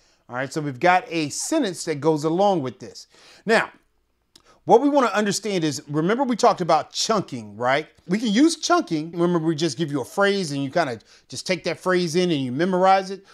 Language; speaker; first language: English; native; English